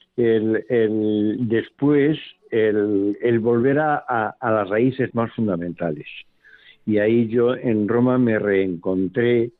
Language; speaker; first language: Spanish; native; Spanish